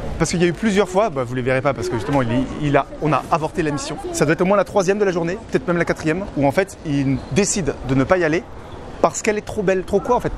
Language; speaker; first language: French; native; French